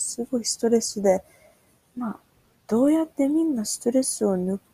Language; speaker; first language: Japanese; non-native, learner; English